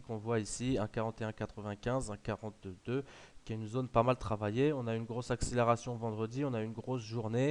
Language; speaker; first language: French; native; French